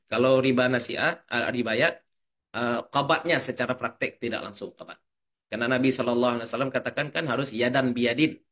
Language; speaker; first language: Indonesian; native; Indonesian